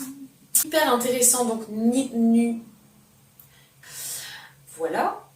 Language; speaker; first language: French; native; French